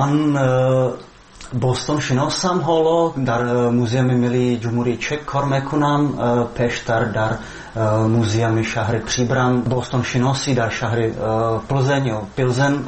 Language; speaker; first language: Persian; non-native, fluent; Czech